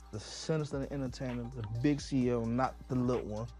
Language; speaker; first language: English; native; English